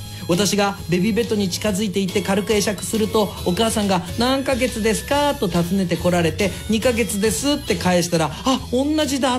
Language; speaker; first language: Japanese; native; Japanese